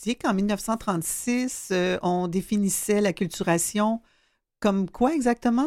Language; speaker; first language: French; native; French